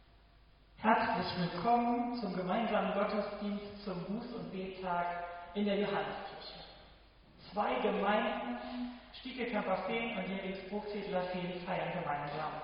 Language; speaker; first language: German; native; German